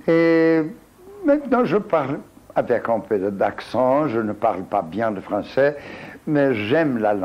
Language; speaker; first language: French; non-native, fluent; Portuguese